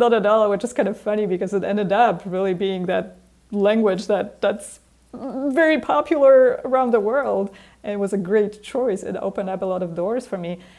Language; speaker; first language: English; non-native, fluent; Polish